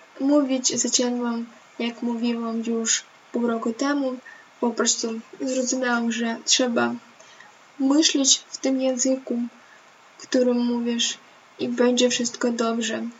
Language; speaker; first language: Polish; non-native, learner; Ukrainian